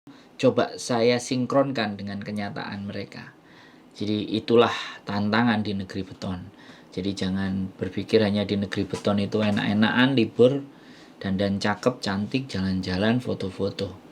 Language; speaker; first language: Indonesian; non-native, local second language; Javanese